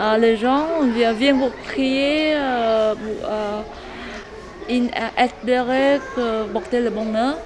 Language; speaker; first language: French; non-native, learner; Vietnamese